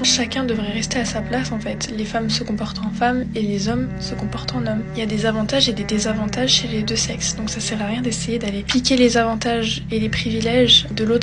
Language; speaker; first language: French; native; French